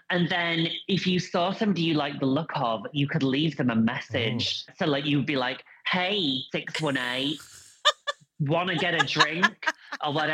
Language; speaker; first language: English; native; English